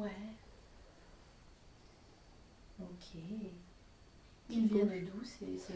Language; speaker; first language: French; native; French